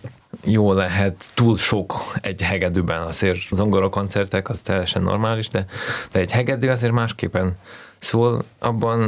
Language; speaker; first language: Hungarian; non-native, fluent; Russian